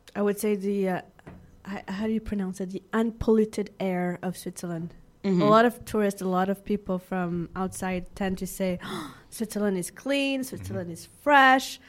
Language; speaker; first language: English; non-native, fluent; French